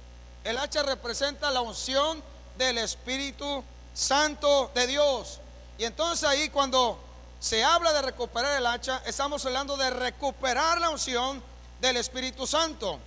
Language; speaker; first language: Spanish; native; Spanish